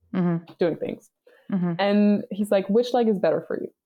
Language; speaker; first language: English; native; English